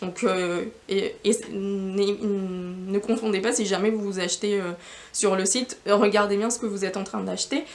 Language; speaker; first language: French; non-native, fluent; Spanish